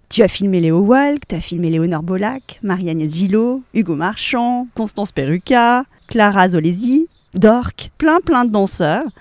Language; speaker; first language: French; native; French